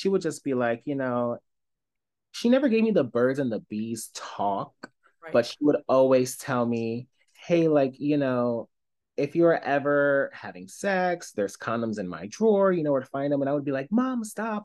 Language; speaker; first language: English; native; English